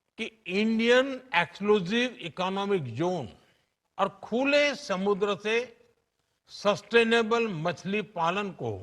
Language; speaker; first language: Hindi; non-native, local second language; Gujarati